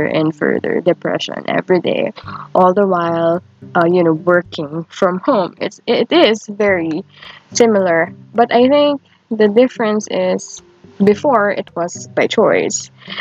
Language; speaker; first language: English; non-native, local second language; Filipino